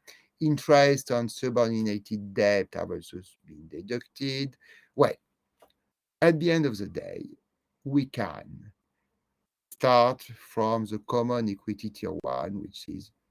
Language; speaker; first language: English; non-native, fluent; French